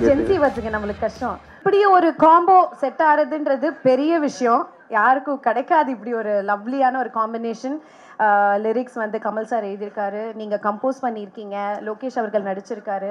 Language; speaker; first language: Tamil; native; Tamil